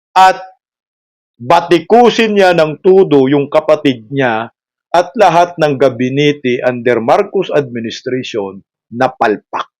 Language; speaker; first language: Filipino; non-native, local second language; Cebuano